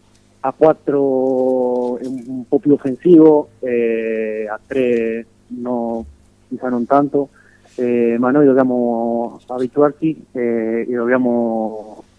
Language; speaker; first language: Italian; non-native, fluent; Spanish